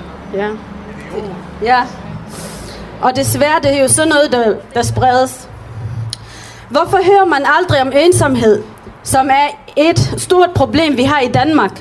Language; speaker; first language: Danish; early bilingual, other home language; Arabic